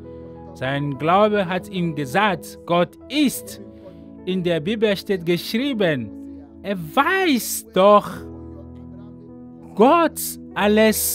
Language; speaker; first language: German; non-native, fluent; Ewe